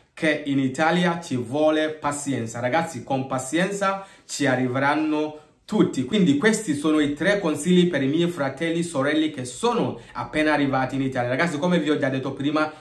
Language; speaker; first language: Italian; non-native, fluent; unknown